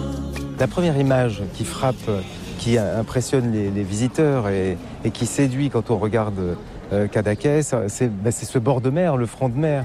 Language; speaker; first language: French; native; French